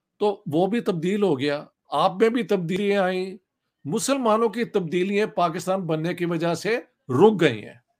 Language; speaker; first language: Urdu; non-native, local second language; Punjabi